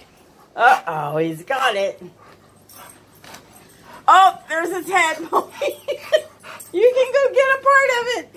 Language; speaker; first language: English; native; English